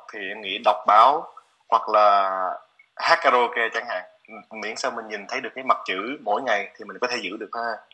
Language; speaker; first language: Vietnamese; early bilingual, other home language; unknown